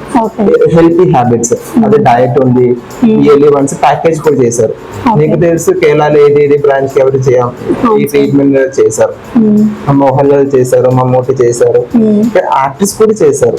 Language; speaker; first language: Telugu; non-native, learner; Malayalam